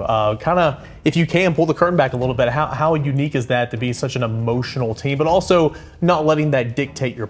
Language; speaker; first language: English; native; English